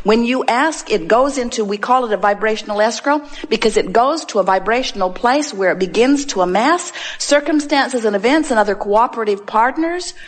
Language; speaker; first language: English; native; English